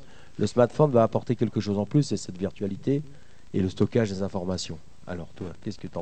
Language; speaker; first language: French; native; French